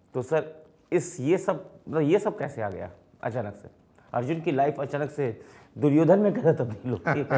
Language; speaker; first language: Hindi; native; Hindi